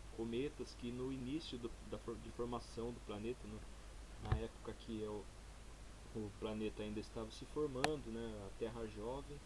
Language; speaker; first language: Portuguese; native; Portuguese